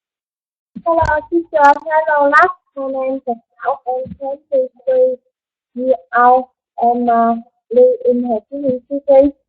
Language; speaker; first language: English; non-native, learner; Vietnamese